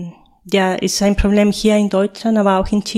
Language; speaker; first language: German; non-native, fluent; Spanish